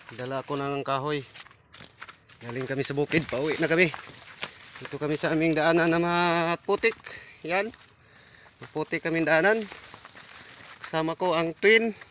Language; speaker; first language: Filipino; non-native, local second language; Cebuano